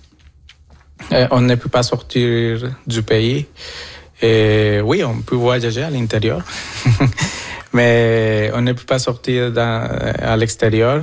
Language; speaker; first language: French; non-native, fluent; Spanish